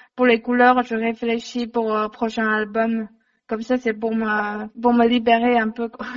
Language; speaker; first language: French; non-native, learner; Chinese